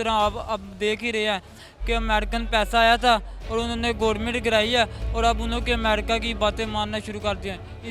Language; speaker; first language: Urdu; non-native, local second language; Punjabi